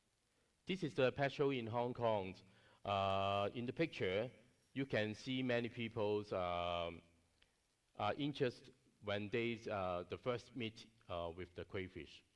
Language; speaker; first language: English; non-native, learner; Cantonese